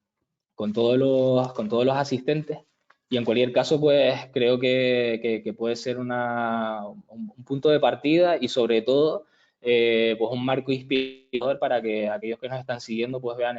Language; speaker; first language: Spanish; native; Spanish